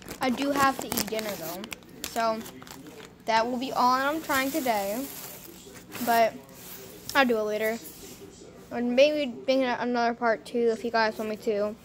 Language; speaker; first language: English; native; English